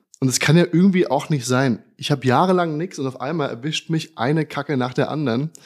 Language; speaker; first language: German; native; German